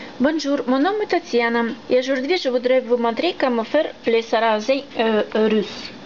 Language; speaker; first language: French; non-native, learner; Russian